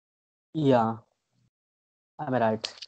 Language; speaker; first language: English; non-native, fluent; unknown